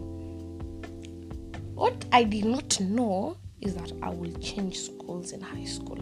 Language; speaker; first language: English; non-native, local second language; Swahili